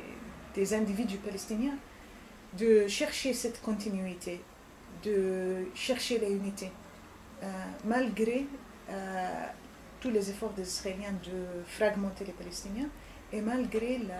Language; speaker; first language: French; non-native, fluent; Arabic